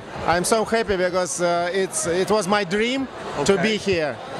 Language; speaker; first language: English; non-native, fluent; Russian